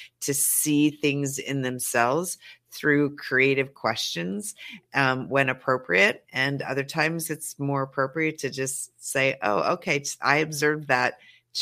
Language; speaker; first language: English; native; English